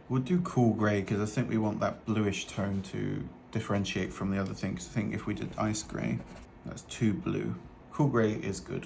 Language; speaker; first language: English; native; English